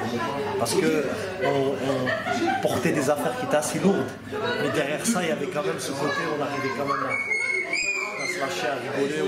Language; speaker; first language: French; native; French